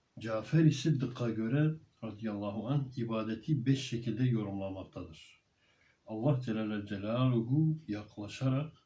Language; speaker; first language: Turkish; native; Turkish